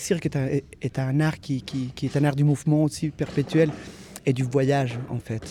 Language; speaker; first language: French; native; French